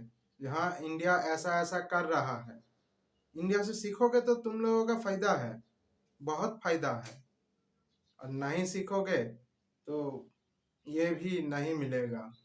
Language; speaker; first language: Hindi; non-native, local second language; Bangla